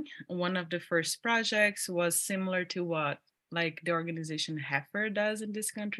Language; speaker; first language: English; non-native, fluent; Portuguese